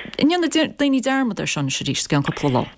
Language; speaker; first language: Irish; native; Irish